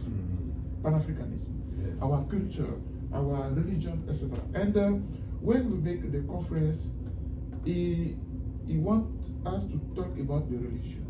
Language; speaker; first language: English; non-native, learner; French